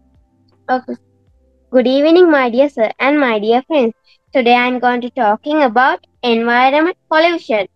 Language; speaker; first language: English; non-native, learner; Sinhala